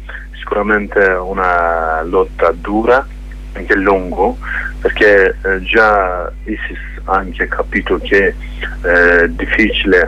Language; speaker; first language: Italian; non-native, learner; Kurdish